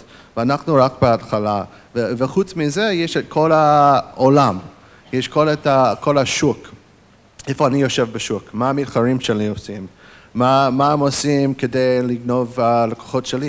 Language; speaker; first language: Hebrew; non-native, fluent; English